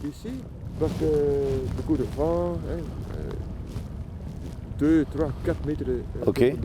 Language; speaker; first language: French; non-native, learner; Dutch